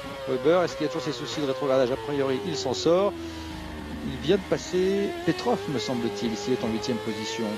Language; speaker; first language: French; native; French